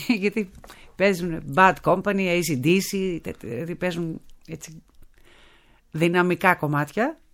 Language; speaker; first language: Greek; early bilingual, heritage; Greek